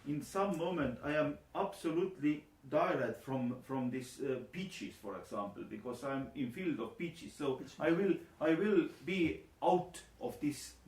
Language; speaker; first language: English; non-native, learner; Estonian